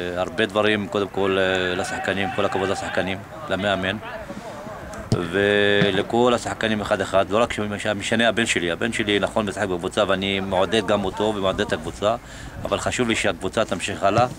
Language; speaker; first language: Hebrew; non-native, local second language; Arabic